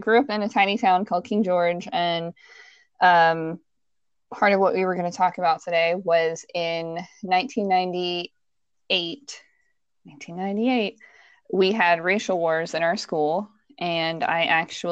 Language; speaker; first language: English; native; English